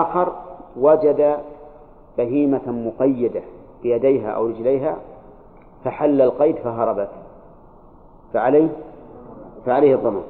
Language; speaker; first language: Arabic; native; Arabic